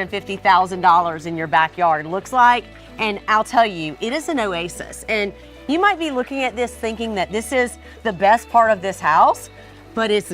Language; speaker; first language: English; native; English